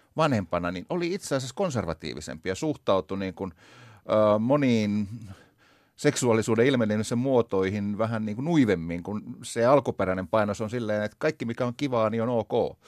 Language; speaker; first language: Finnish; native; Finnish